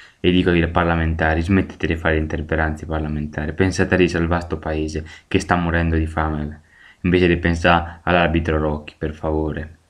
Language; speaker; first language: Italian; native; Italian